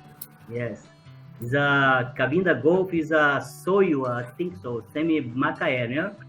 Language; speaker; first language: English; non-native, learner; Portuguese